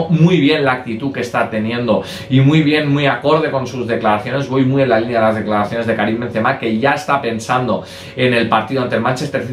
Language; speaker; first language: Spanish; native; Spanish